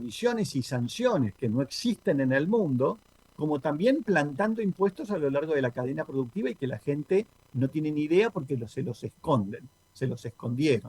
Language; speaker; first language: Spanish; native; Spanish